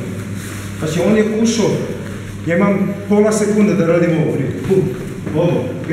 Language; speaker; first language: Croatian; non-native, fluent; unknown